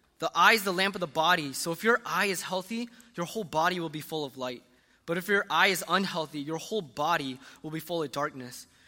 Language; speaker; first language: English; early bilingual, other home language; Korean